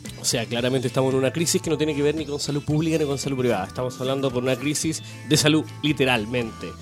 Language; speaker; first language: Spanish; native; Spanish